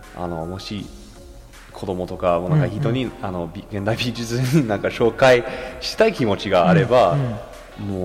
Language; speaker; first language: Japanese; non-native, fluent; English